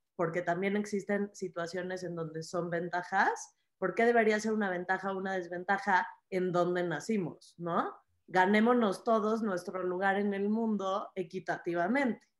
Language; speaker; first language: Spanish; native; Spanish